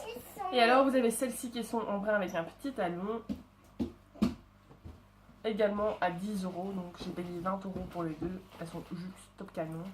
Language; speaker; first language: French; native; French